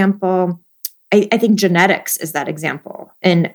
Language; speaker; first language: English; non-native, fluent; Polish